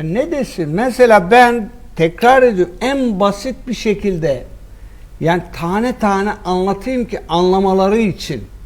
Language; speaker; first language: Turkish; native; Turkish